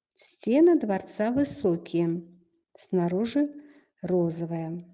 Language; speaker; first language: Russian; non-native, local second language; Kazakh